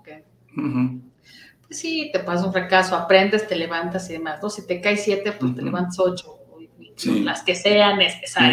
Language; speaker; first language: Spanish; native; Spanish